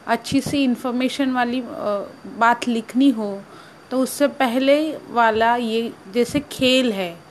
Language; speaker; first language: Hindi; non-native, local second language; Marathi